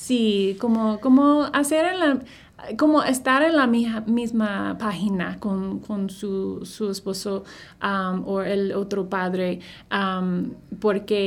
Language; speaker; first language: Spanish; non-native, fluent; English